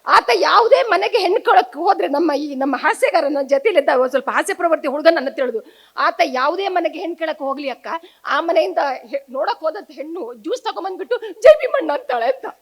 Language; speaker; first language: Kannada; non-native, local second language; Tulu